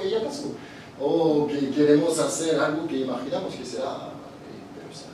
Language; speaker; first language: Spanish; non-native, fluent; Italian